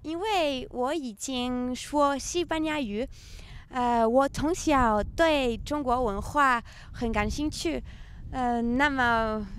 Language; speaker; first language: Chinese; non-native, learner; French